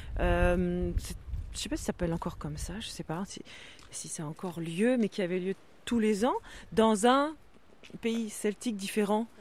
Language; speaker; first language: French; non-native, local second language; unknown